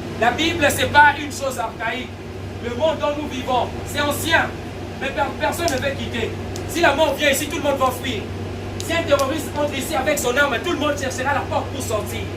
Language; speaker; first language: French; non-native, local second language; Lingala